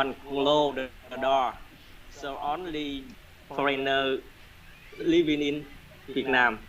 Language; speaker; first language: English; non-native, learner; Vietnamese